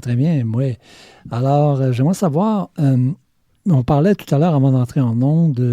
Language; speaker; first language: French; native; French